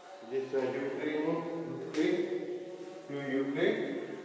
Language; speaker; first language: English; non-native, learner; Sinhala